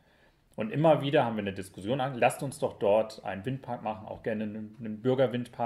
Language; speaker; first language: German; native; German